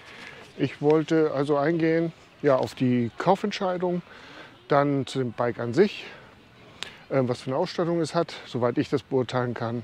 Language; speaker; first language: German; native; German